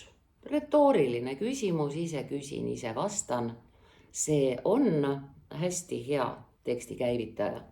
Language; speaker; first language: Estonian; native; Estonian